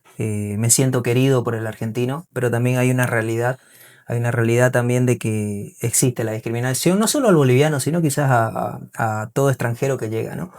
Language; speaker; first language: Spanish; native; Spanish